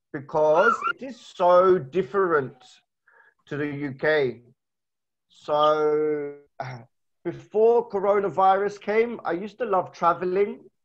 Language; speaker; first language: English; native; English